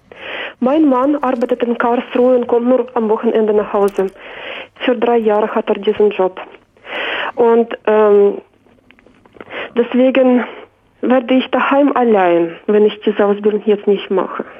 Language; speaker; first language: German; non-native, fluent; Russian